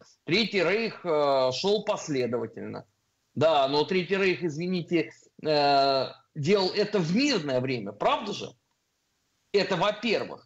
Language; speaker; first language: Russian; native; Russian